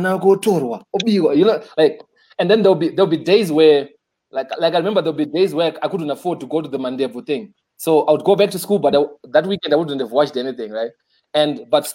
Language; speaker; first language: English; non-native, local second language; Shona